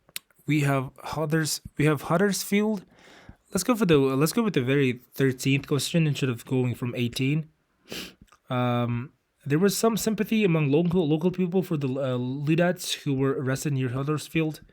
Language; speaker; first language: English; non-native, fluent; Uzbek